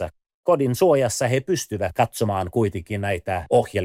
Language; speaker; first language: Finnish; early bilingual, other home language; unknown